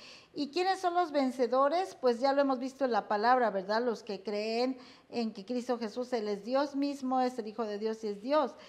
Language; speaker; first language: Spanish; native; Spanish